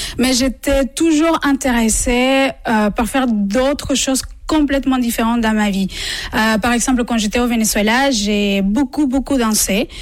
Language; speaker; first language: French; non-native, fluent; Spanish